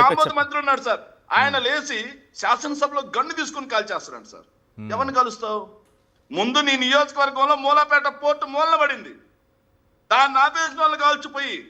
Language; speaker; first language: Telugu; native; Telugu